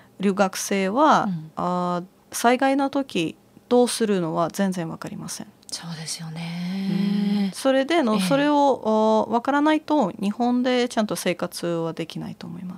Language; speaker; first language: Japanese; non-native, fluent; Latvian